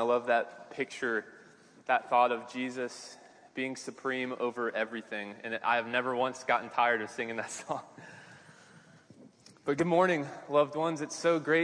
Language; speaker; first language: English; native; English